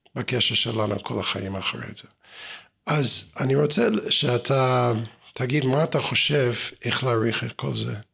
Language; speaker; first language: Hebrew; non-native, fluent; English